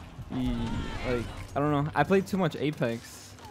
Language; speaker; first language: English; early bilingual, other home language; Spanish